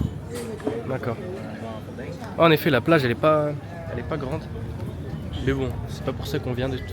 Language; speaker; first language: French; native; French